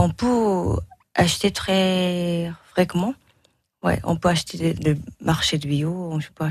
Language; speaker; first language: French; non-native, learner; Japanese